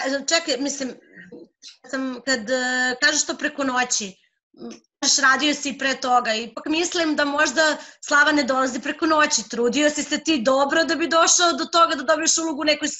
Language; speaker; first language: Serbian; native; Serbian